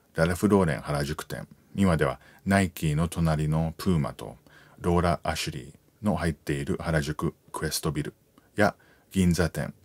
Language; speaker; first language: Japanese; non-native, fluent; English